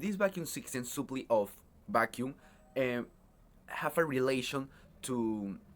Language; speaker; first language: English; non-native, learner; Spanish